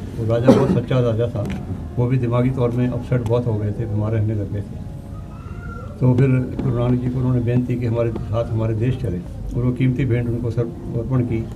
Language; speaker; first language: Hindi; non-native, local second language; Punjabi